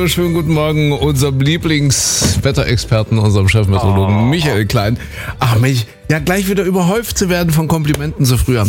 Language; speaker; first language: German; native; German